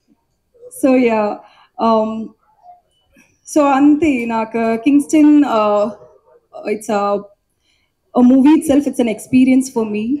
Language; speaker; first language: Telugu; non-native, learner; Tamil